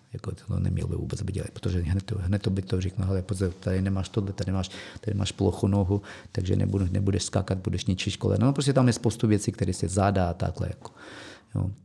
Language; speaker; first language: Czech; non-native, fluent; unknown